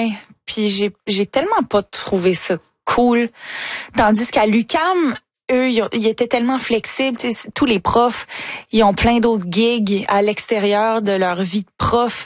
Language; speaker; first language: French; native; French